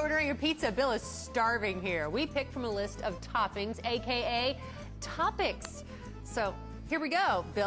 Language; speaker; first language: English; native; English